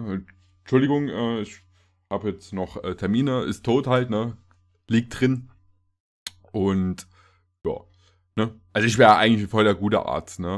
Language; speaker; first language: German; native; German